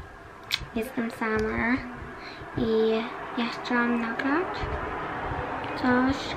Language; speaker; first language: Polish; early bilingual, heritage; Polish